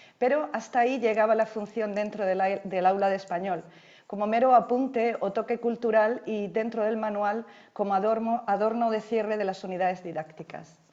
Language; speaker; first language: Spanish; native; Spanish